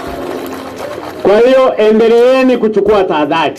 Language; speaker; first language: Swahili; native; Swahili